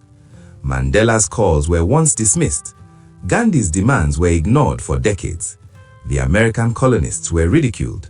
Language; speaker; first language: English; non-native, local second language; Igbo